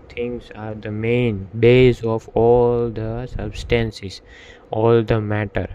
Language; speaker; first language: English; non-native, local second language; Gujarati